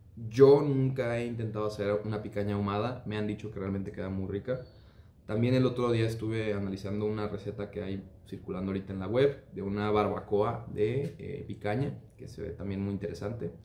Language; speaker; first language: Spanish; native; Spanish